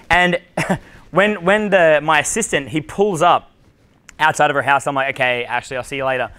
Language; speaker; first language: English; native; English